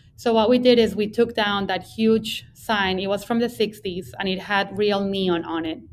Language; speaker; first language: English; non-native, fluent; Spanish